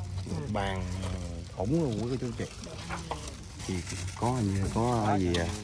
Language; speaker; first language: Vietnamese; native; Vietnamese